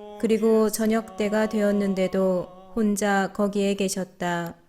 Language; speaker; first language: Korean; native; Korean